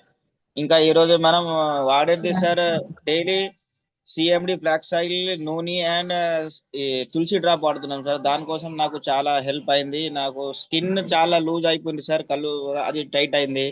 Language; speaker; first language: Telugu; non-native, local second language; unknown